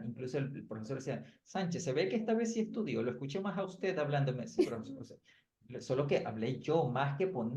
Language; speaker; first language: Spanish; native; Spanish